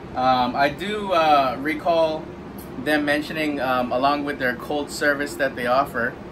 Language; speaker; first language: English; native; English